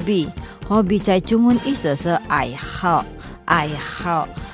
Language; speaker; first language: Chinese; non-native, fluent; Indonesian